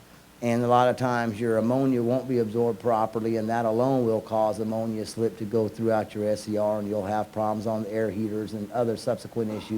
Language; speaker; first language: English; native; English